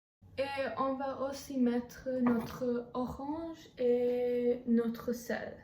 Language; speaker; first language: French; non-native, learner; English